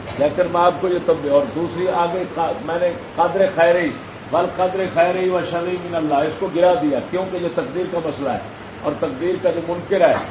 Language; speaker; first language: Urdu; non-native, local second language; Punjabi